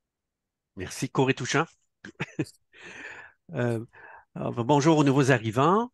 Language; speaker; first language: French; native; French